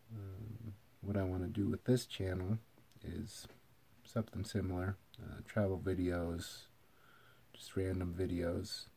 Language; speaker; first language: English; native; English